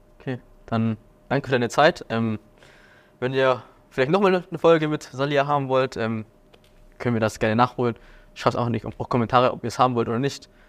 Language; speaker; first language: German; early bilingual, other home language; Vietnamese